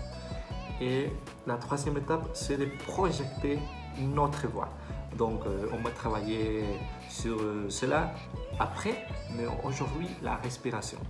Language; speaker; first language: French; non-native, fluent; Spanish